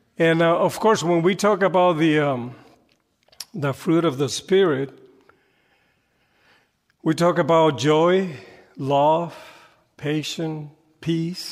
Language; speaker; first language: English; non-native, fluent; Spanish